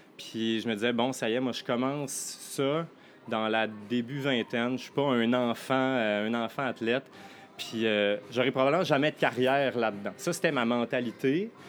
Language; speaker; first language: French; native; French